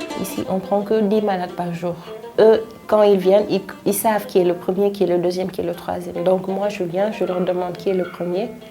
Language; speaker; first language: French; non-native, local second language; Wolof